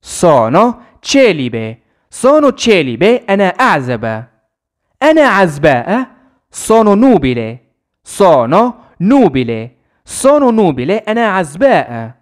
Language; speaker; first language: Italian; non-native, fluent; Arabic